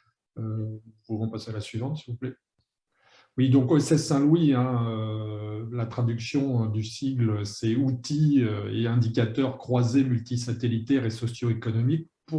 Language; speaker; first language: French; native; French